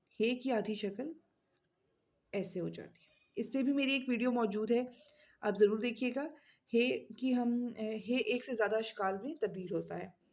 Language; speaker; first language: Urdu; native; Urdu